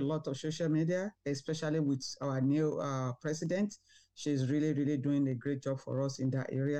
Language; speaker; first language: English; non-native, local second language; Yoruba